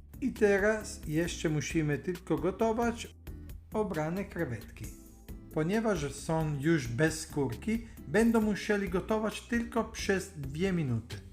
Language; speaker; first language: Polish; non-native, learner; Italian